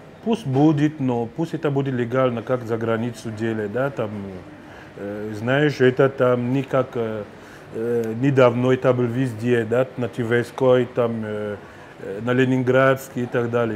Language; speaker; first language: Russian; non-native, fluent; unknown